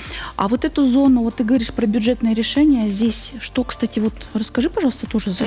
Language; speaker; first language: Russian; native; Russian